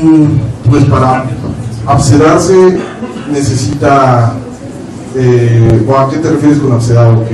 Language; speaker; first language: Spanish; native; Spanish